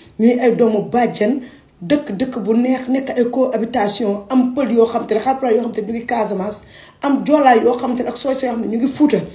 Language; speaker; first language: Wolof; non-native, local second language; Fula